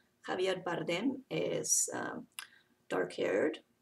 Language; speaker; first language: English; native; English